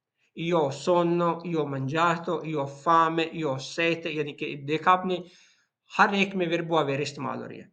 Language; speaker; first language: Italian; non-native, fluent; Urdu